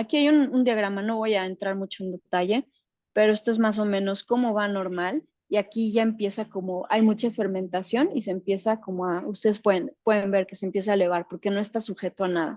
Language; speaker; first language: Spanish; native; Spanish